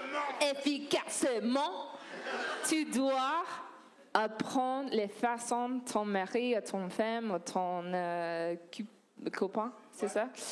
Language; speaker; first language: French; non-native, learner; English